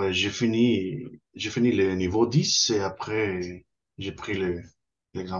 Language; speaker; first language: French; non-native, fluent; Spanish